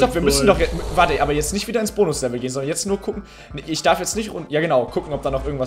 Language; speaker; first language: German; native; German